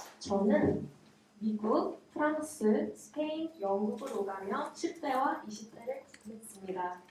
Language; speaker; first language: Korean; native; Korean